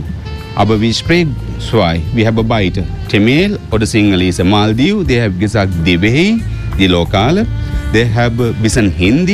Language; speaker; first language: German; non-native, learner; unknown